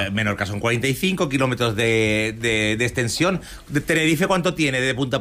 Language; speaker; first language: Spanish; native; Spanish